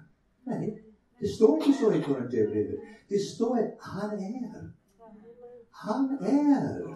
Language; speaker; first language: Swedish; non-native, fluent; English